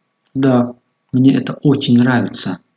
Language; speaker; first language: Russian; non-native, local second language; Tajik